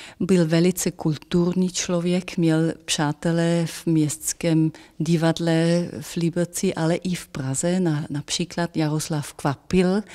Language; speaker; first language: Czech; non-native, fluent; German